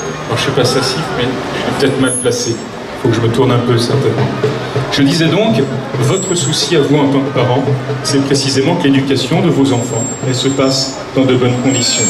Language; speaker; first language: French; native; French